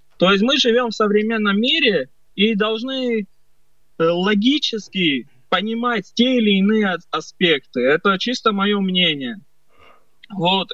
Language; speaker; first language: Russian; early bilingual, other home language; Armenian